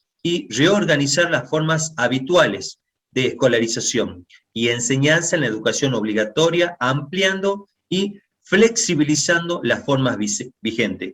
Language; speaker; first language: Spanish; native; Spanish